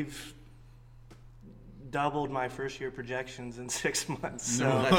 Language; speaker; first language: English; native; English